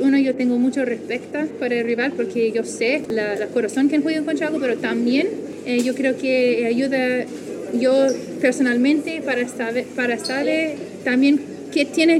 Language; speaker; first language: Spanish; non-native, learner; English